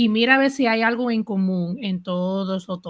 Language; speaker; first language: Spanish; early bilingual, heritage; Spanish